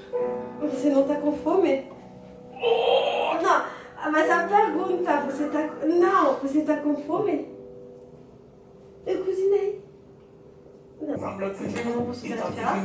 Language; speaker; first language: Portuguese; non-native, fluent; French